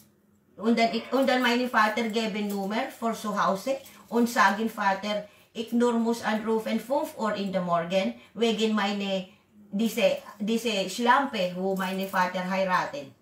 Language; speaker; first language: German; non-native, learner; Waray